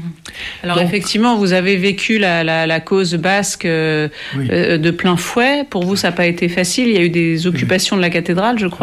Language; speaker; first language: French; native; French